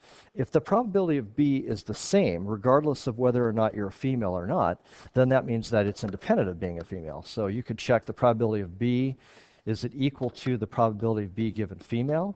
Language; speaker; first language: English; native; English